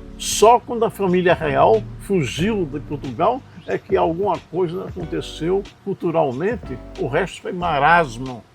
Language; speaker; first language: Portuguese; native; Portuguese